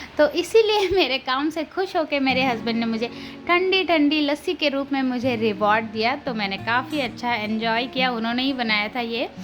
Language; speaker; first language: Hindi; non-native, local second language; Telugu